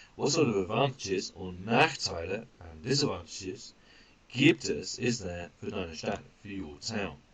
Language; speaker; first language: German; non-native, fluent; English